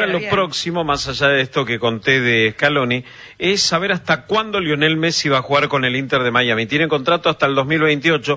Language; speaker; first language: Spanish; native; Spanish